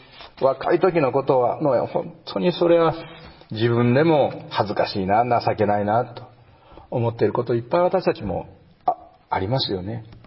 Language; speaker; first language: Japanese; native; Japanese